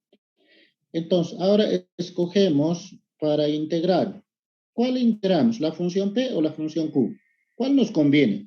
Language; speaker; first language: Spanish; native; Spanish